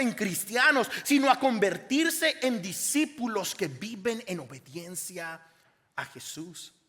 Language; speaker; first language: Spanish; native; Spanish